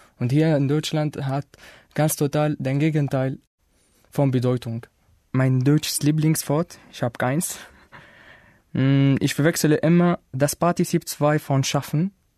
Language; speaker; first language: German; non-native, fluent; Arabic